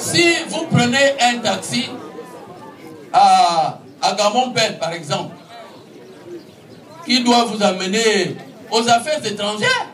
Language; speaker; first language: French; non-native, local second language; Fang